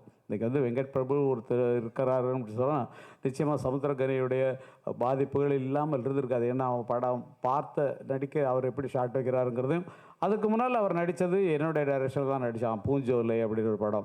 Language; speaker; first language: Tamil; native; Tamil